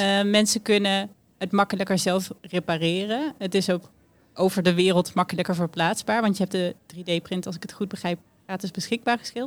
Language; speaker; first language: Dutch; native; Dutch